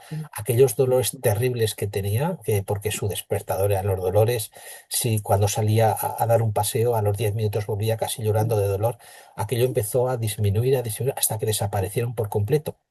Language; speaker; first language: Spanish; native; Spanish